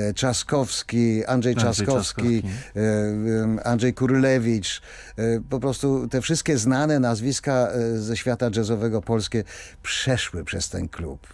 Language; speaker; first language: Polish; native; Polish